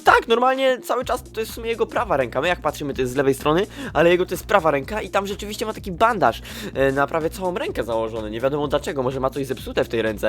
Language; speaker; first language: Polish; native; Polish